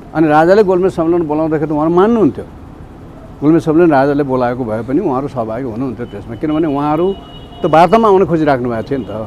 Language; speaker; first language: Nepali; native; Nepali